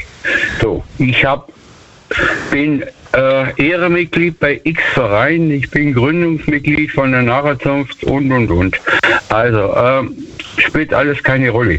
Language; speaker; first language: German; native; German